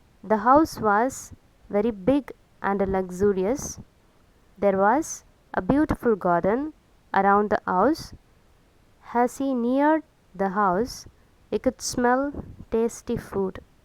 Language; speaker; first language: English; non-native, local second language; Tamil